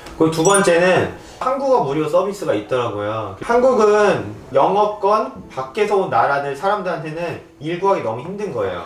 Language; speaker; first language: Korean; native; Korean